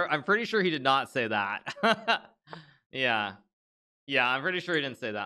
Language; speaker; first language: English; native; English